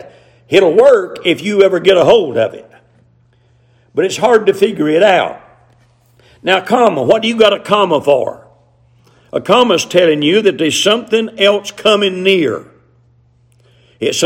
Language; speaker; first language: English; native; English